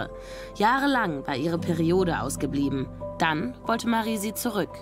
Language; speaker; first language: German; native; German